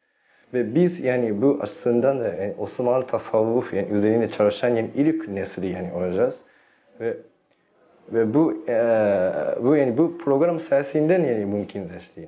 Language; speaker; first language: Turkish; non-native, learner; Japanese